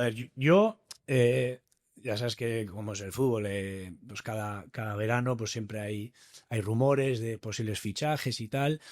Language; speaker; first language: Spanish; native; Spanish